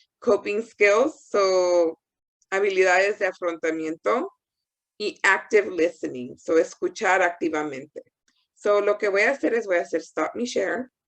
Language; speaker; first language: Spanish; early bilingual, heritage; Spanish